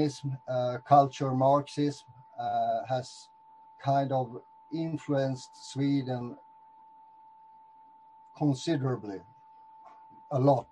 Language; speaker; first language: English; non-native, fluent; Swedish